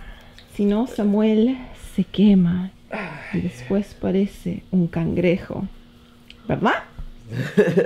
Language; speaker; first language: Spanish; native; Spanish